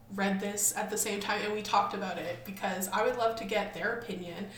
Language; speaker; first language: English; native; English